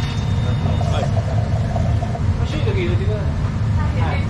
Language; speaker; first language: Japanese; non-native, fluent; Chinese